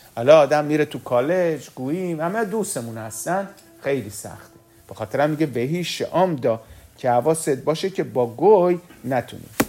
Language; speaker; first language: Persian; early bilingual, heritage; Persian